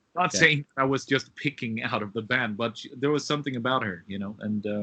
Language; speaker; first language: English; non-native, fluent; Swedish